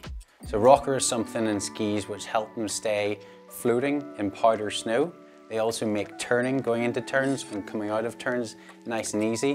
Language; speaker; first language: English; native; English